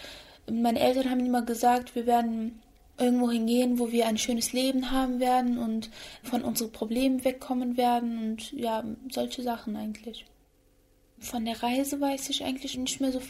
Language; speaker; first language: German; early bilingual, other home language; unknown